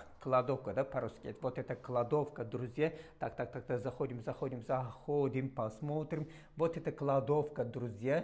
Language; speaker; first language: Russian; non-native, learner; Turkish